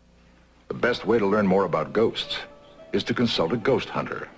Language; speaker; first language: English; native; English